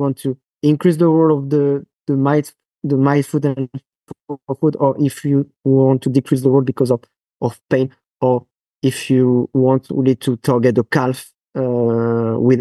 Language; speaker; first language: English; non-native, fluent; French